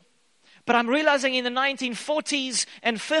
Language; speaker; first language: English; native; English